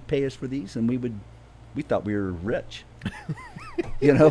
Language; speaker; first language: English; native; English